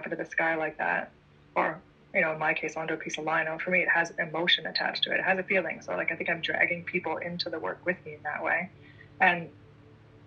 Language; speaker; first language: English; native; English